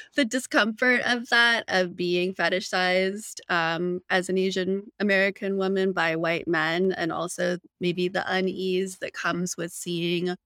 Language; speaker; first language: English; native; English